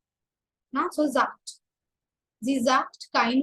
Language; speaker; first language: German; non-native, fluent; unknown